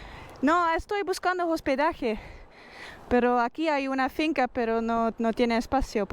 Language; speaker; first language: Spanish; non-native, learner; Dutch